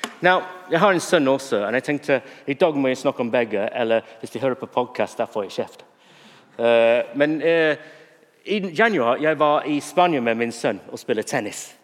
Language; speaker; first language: Norwegian; non-native, fluent; English